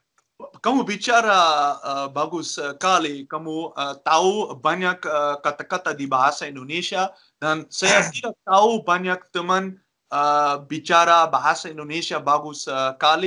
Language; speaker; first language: Indonesian; non-native, learner; Dutch